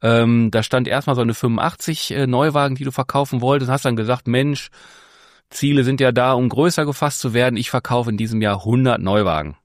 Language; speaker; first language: German; native; German